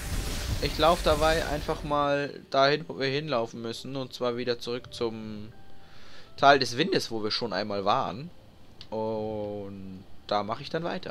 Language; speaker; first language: German; native; German